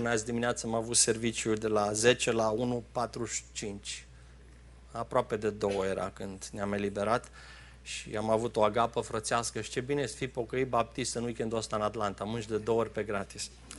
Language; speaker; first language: Romanian; native; Romanian